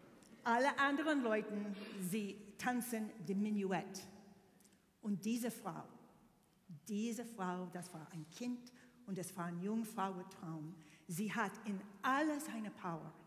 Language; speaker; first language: German; non-native, learner; English